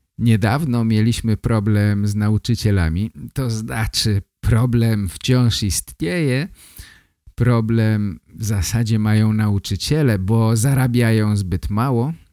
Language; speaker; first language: Polish; native; Polish